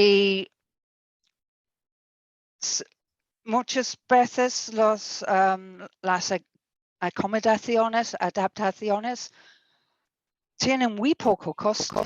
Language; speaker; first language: Spanish; non-native, fluent; English